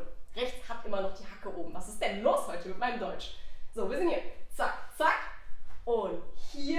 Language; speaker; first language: German; native; German